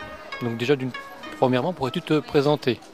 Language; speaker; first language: French; native; French